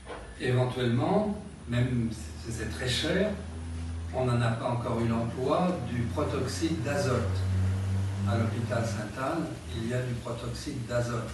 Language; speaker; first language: French; native; French